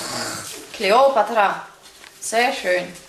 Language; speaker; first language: German; non-native, fluent; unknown